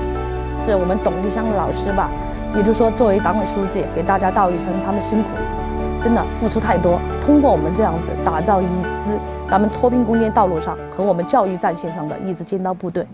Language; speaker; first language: Chinese; native; Chinese